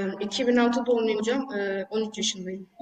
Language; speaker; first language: Turkish; early bilingual, heritage; Turkish